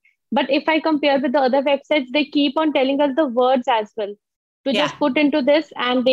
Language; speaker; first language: English; non-native, local second language; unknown